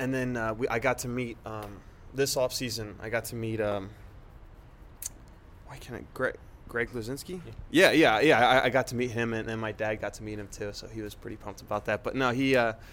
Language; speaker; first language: English; native; English